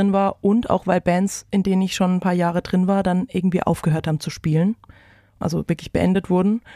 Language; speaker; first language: German; native; German